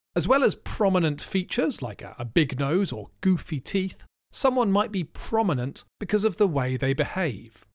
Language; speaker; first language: English; native; English